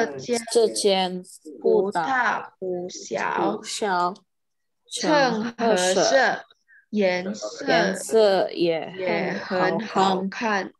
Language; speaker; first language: Chinese; non-native, learner; Indonesian